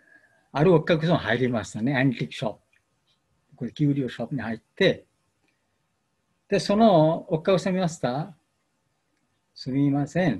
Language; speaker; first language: Japanese; non-native, learner; Bangla